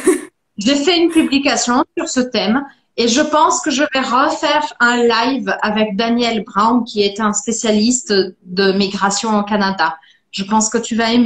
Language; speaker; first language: French; non-native, fluent; Portuguese